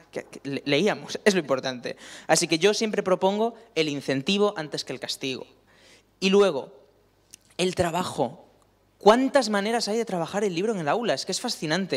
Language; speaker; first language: Spanish; native; Spanish